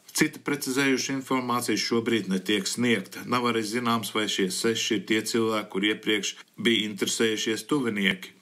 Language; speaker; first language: Latvian; early bilingual, heritage; Latvian